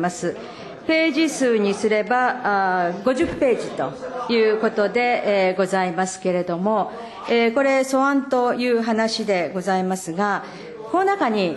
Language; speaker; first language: Japanese; native; Japanese